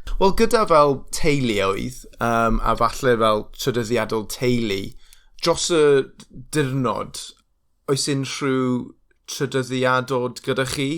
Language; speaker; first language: Welsh; non-native, local second language; English